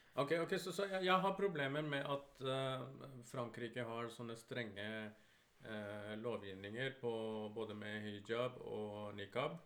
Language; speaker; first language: Norwegian; early bilingual, other home language; Urdu